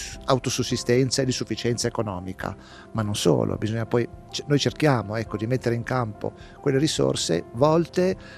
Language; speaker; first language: Italian; native; Italian